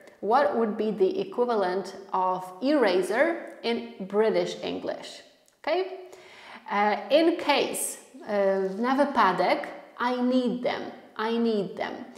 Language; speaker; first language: English; non-native, fluent; Polish